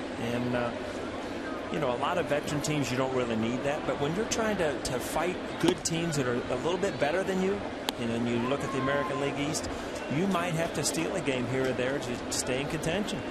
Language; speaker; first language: English; native; English